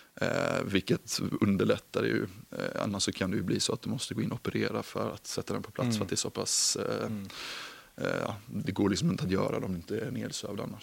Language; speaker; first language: Swedish; native; Swedish